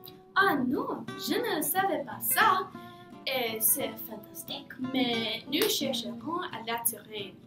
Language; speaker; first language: French; non-native, learner; English